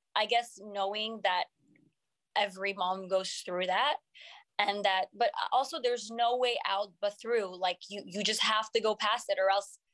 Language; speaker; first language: English; non-native, fluent; French